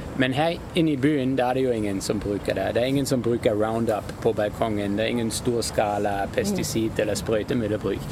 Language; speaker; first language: Norwegian; non-native, fluent; German